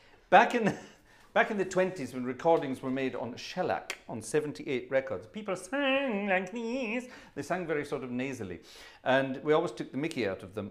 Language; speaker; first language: English; native; English